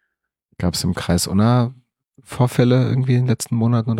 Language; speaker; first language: German; native; German